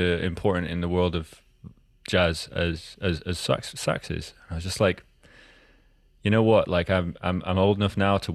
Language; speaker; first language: English; native; English